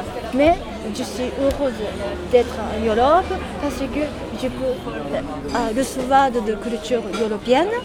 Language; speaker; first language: French; non-native, learner; Japanese